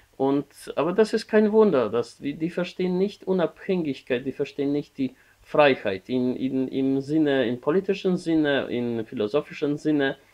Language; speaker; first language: German; non-native, learner; Polish